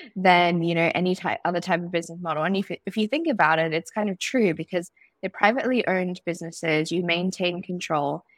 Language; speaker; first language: English; native; English